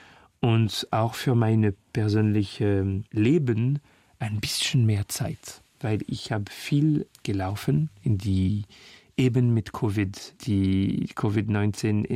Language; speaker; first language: German; non-native, fluent; French